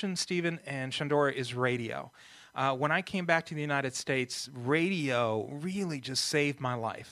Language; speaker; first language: English; early bilingual, other home language; Italian